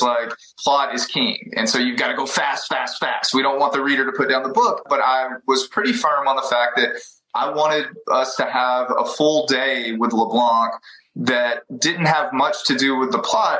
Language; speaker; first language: English; native; English